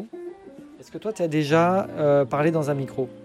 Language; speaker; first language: French; native; French